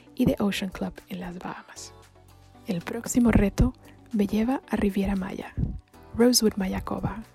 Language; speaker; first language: Spanish; native; Spanish